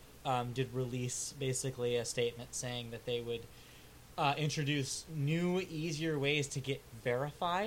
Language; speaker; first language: English; native; English